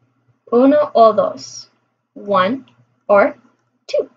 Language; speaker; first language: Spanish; non-native, learner; English